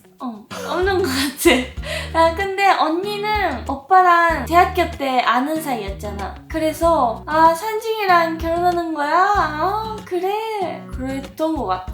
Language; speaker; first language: Korean; non-native, fluent; Japanese